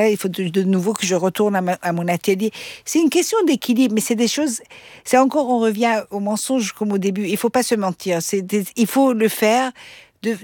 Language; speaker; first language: French; non-native, fluent; Persian